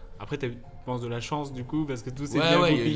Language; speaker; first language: French; native; French